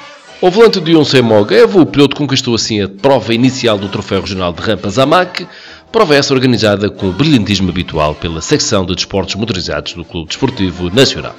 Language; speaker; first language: Portuguese; native; Portuguese